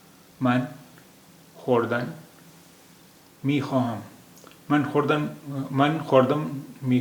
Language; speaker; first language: Persian; non-native, fluent; Urdu